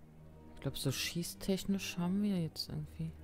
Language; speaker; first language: German; native; German